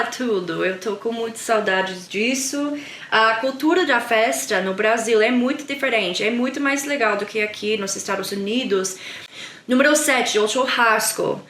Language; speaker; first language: Portuguese; non-native, learner; English